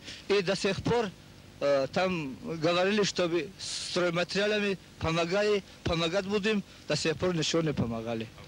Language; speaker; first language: Russian; non-native, local second language; Tajik